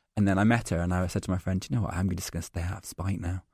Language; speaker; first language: English; native; English